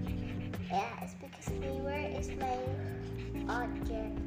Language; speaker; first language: English; non-native, learner; Indonesian